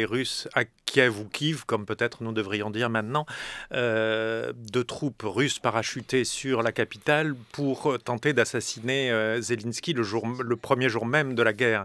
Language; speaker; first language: French; native; French